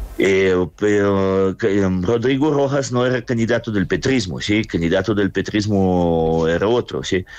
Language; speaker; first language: Spanish; non-native, fluent; Russian